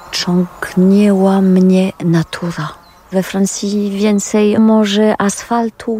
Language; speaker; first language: Polish; non-native, learner; French